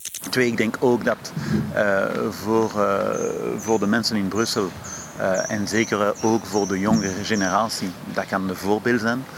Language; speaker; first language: Dutch; non-native, fluent; French